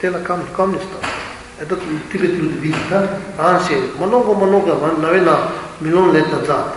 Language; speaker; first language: Russian; non-native, learner; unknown